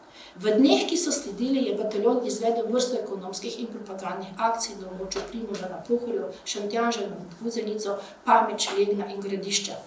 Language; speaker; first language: Slovenian; native; Slovenian